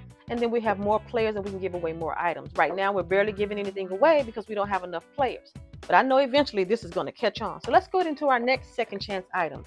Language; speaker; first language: English; native; English